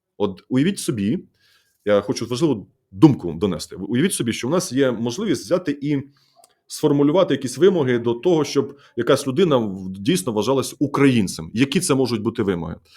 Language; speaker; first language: Ukrainian; native; Ukrainian